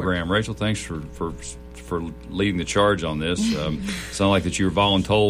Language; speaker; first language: English; native; English